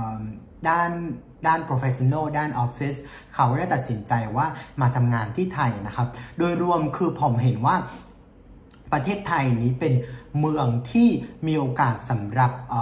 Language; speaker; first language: Thai; non-native, fluent; Vietnamese